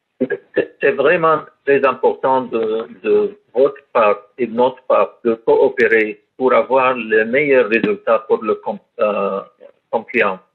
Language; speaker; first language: French; non-native, learner; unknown